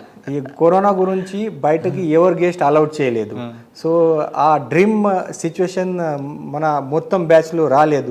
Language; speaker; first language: Telugu; non-native, local second language; Marathi